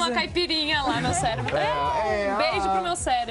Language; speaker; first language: Portuguese; native; Portuguese